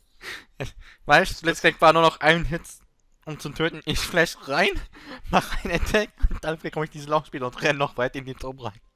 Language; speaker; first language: German; native; German